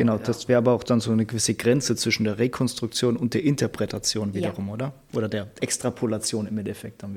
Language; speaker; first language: German; native; German